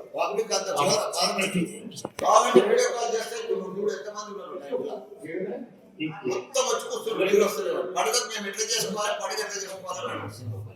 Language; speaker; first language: Telugu; native; Telugu